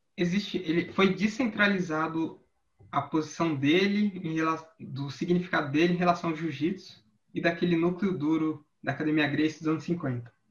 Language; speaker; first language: Portuguese; native; Portuguese